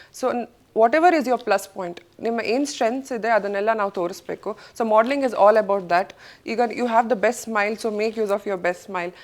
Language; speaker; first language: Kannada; native; Kannada